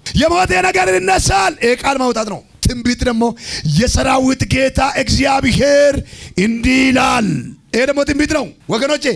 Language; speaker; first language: Amharic; non-native, local second language; Oromo